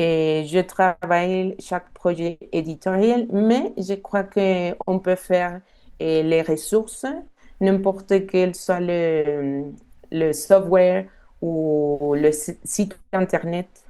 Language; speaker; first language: French; non-native, fluent; Spanish